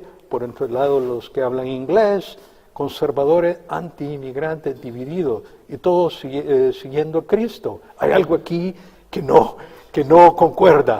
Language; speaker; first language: Spanish; native; Spanish